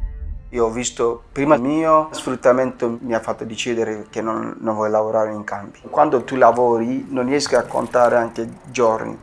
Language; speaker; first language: Italian; non-native, fluent; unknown